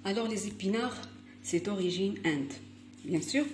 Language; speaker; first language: French; non-native, local second language; Arabic